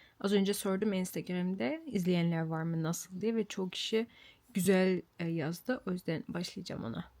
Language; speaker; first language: Turkish; early bilingual, heritage; Turkish